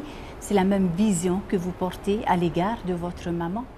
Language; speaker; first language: French; native; French